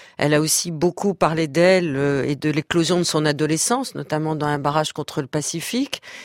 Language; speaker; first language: French; native; French